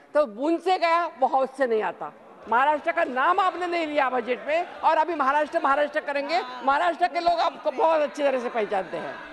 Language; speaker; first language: Hindi; non-native, local second language; Marathi